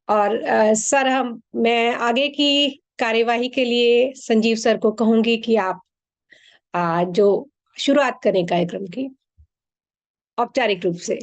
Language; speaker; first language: Hindi; non-native, local second language; Morisyen